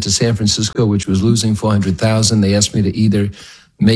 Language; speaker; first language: English; native; English